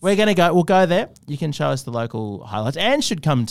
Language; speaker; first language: English; native; English